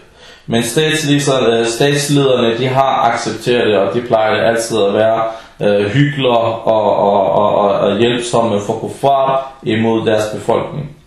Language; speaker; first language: Danish; early bilingual, other home language; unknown